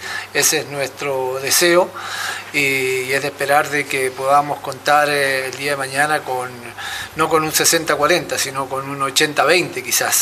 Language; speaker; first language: Spanish; native; Spanish